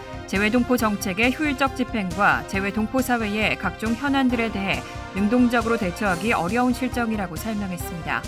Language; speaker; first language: Korean; native; Korean